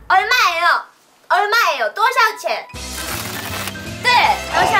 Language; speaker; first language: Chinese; non-native, learner; Korean